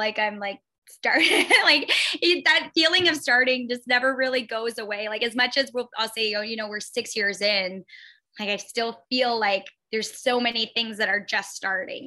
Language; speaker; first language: English; native; English